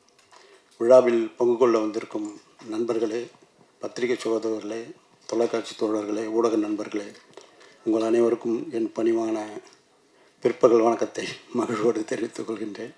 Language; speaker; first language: Tamil; native; Tamil